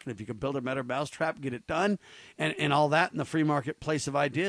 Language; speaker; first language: English; native; English